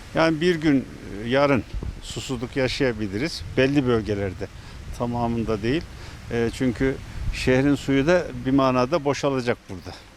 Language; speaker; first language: Turkish; native; Turkish